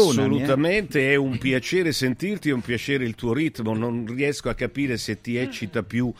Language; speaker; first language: Italian; native; Italian